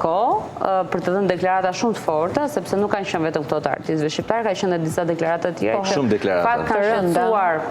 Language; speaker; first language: Albanian; native; Albanian